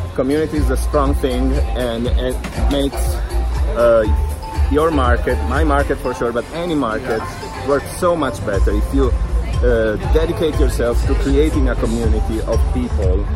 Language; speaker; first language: English; non-native, fluent; Italian